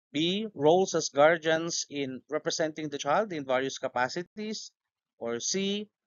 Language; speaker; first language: English; non-native, local second language; Filipino